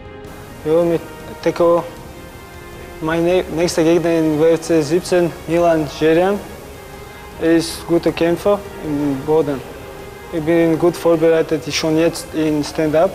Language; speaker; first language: German; non-native, learner; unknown